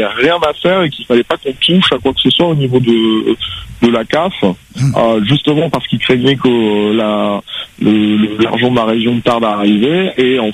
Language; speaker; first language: French; native; French